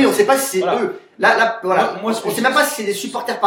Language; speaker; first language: French; native; French